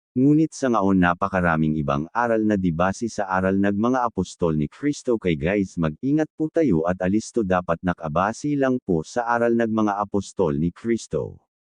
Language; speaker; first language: Filipino; non-native, local second language; Bikol